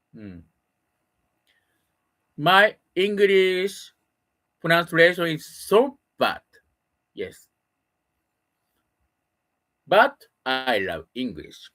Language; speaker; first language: English; non-native, learner; Japanese